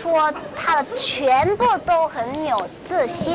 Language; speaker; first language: Chinese; non-native, learner; Korean